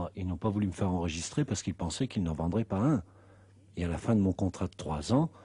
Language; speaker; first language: French; non-native, fluent; Spanish